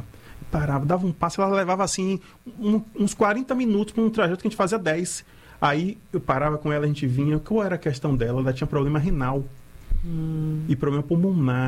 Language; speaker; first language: Portuguese; native; Portuguese